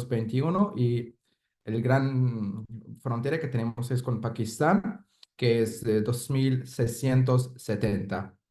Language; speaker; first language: Spanish; non-native, fluent; Persian